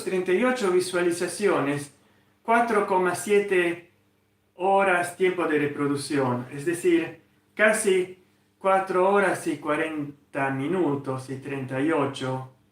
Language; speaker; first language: Spanish; non-native, fluent; Italian